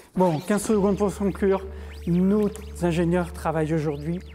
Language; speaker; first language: French; native; French